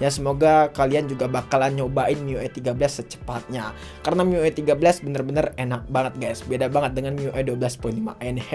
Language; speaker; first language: Indonesian; native; Indonesian